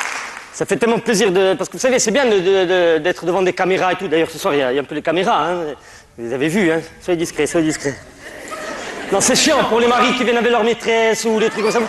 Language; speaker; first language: French; native; French